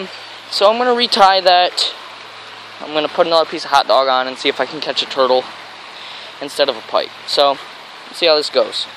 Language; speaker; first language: English; native; English